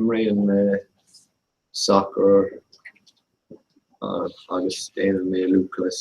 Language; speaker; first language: Irish; non-native, local second language; English